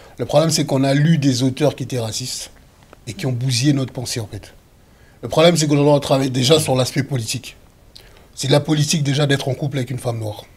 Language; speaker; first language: French; early bilingual, other home language; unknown